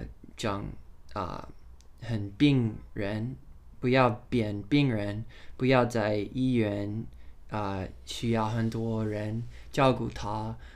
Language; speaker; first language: Chinese; non-native, learner; English